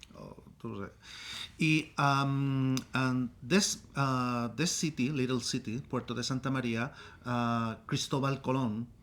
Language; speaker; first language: English; non-native, learner; Spanish